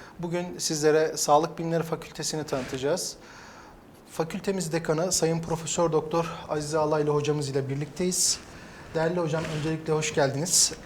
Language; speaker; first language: Turkish; native; Turkish